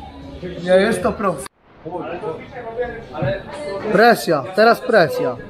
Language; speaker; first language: Polish; native; Polish